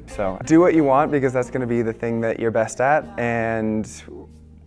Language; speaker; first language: English; native; English